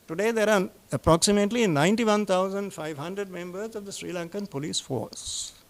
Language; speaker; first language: English; non-native, local second language; Sinhala